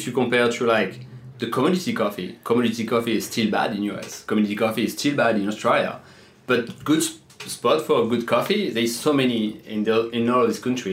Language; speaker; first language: English; non-native, fluent; French